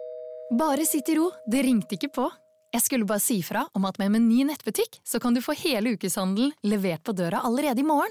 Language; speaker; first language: Norwegian; native; Norwegian